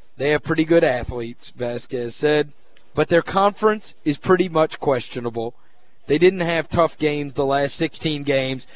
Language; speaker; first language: English; native; English